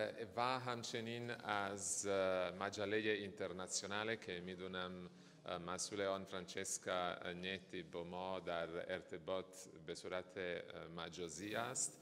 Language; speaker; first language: Persian; non-native, fluent; Italian